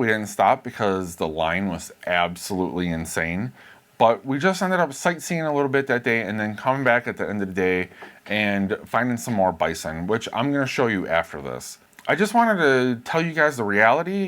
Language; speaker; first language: English; native; English